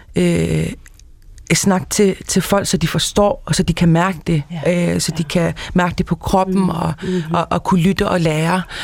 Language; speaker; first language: Danish; non-native, local second language; Kalaallisut